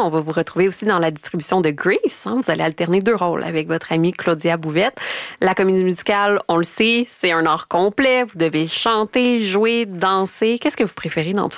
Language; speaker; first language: French; native; French